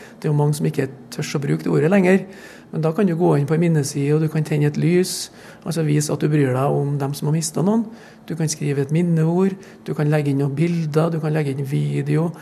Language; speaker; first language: Norwegian; native; Norwegian